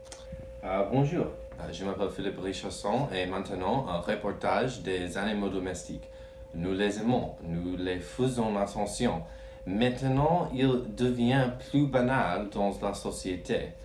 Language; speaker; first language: French; non-native, learner; English